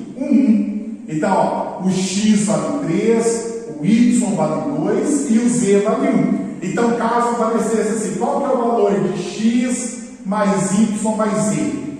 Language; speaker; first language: Portuguese; native; Portuguese